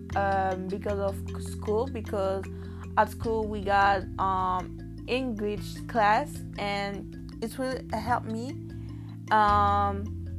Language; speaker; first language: English; non-native, learner; Haitian Creole